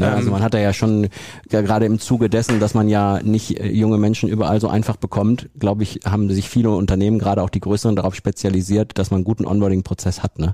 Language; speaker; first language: German; native; German